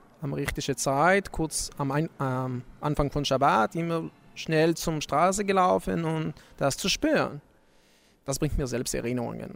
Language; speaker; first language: German; non-native, learner; Hebrew